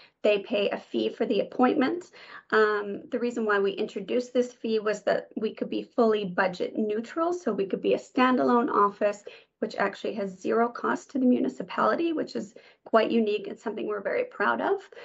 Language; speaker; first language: English; native; English